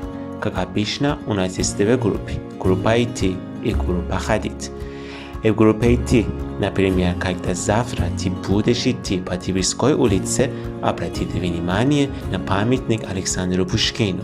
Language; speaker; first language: Russian; non-native, fluent; Persian